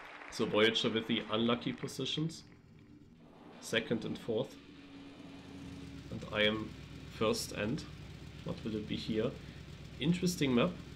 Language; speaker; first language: English; non-native, fluent; German